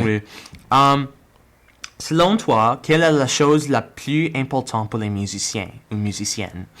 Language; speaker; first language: French; non-native, learner; English